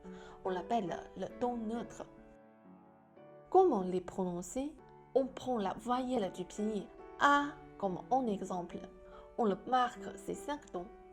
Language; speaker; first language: French; non-native, fluent; Chinese